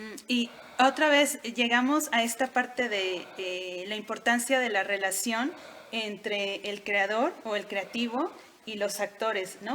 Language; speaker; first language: Spanish; native; Spanish